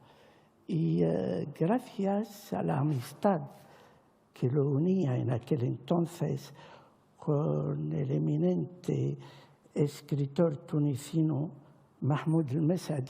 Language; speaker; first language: Spanish; non-native, fluent; Arabic